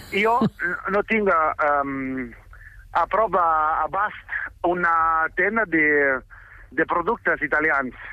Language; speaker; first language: Catalan; non-native, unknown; Italian